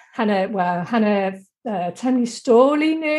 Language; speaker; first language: English; native; English